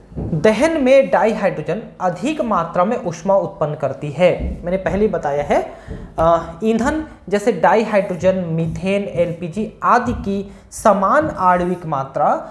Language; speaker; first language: Hindi; native; Hindi